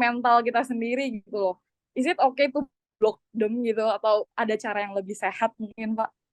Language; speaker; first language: Indonesian; native; Indonesian